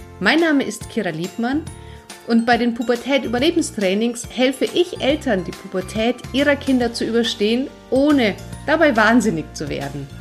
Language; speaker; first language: German; native; German